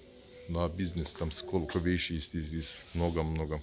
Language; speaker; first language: Russian; non-native, learner; Turkish